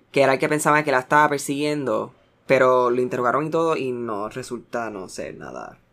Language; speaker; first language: Spanish; early bilingual, heritage; Spanish